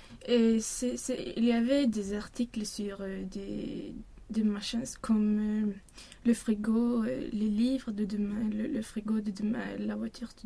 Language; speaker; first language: French; non-native, learner; Swedish